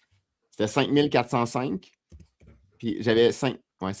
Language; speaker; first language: French; native; French